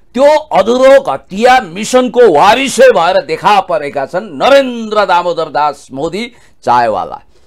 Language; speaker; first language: Nepali; native; Nepali